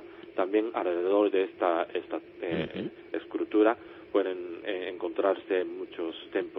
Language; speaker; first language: Spanish; non-native, fluent; Japanese